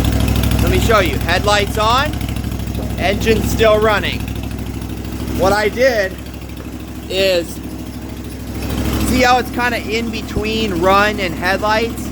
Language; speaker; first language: English; native; English